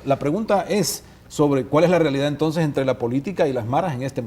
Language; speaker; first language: Spanish; native; Spanish